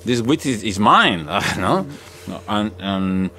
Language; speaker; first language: English; non-native, learner; Spanish